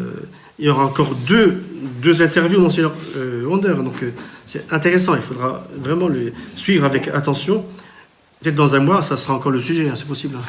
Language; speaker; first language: French; native; French